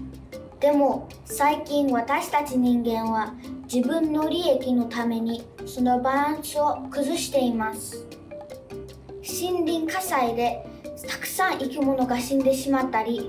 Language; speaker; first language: Japanese; early bilingual, other home language; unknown